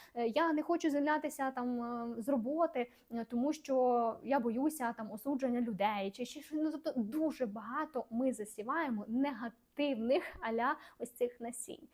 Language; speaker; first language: Ukrainian; non-native, local second language; Russian